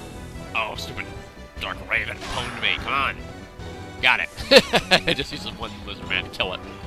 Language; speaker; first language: English; native; English